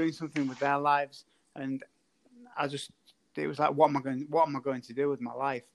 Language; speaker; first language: English; native; English